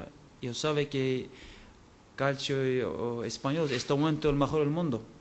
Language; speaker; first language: Spanish; non-native, learner; Turkish